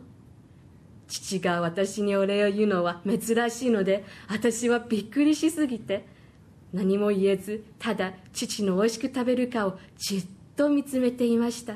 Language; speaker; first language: Japanese; non-native, fluent; Chinese